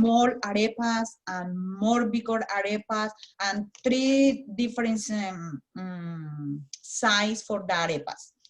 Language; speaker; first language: English; non-native, learner; Spanish